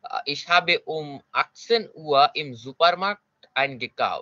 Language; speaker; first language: German; non-native, learner; Bangla